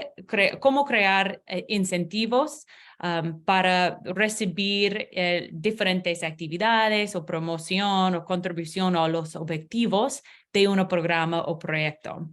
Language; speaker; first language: Spanish; non-native, learner; English